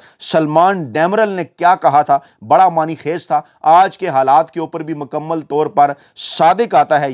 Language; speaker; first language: Urdu; native; Urdu